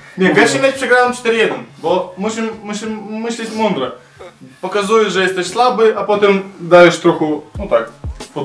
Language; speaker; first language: Polish; non-native, fluent; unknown